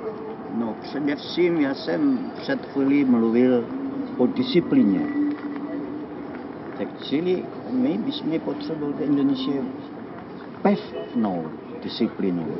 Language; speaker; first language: Czech; non-native, fluent; Indonesian